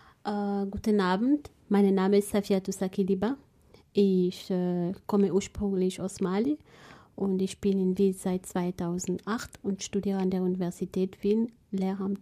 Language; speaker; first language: German; non-native, fluent; French